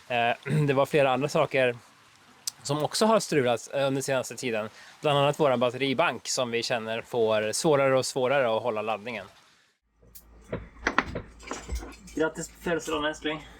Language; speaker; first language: Swedish; native; Swedish